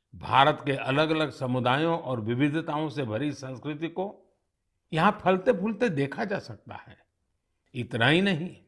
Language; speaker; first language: Hindi; non-native, local second language; Gujarati